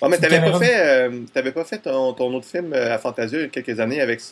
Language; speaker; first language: French; native; French